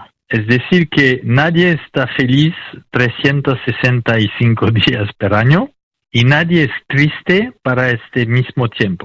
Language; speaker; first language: Spanish; non-native, fluent; French